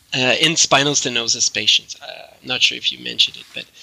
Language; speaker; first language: English; non-native, fluent; French